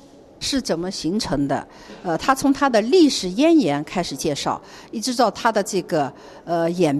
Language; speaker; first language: Chinese; native; Chinese